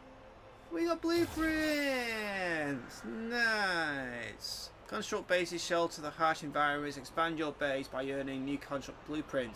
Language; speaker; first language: English; native; English